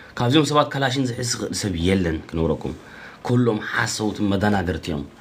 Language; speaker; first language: Tigrinya; early bilingual, heritage; Tigrinya